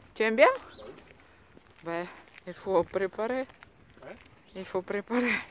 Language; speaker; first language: French; non-native, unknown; Russian